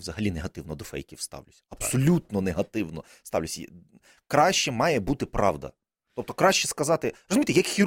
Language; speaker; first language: Ukrainian; native; Ukrainian